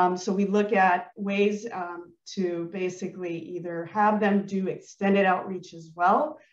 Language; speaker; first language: English; early bilingual, other home language; Spanish